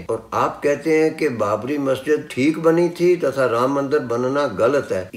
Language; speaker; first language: Hindi; non-native, local second language; Punjabi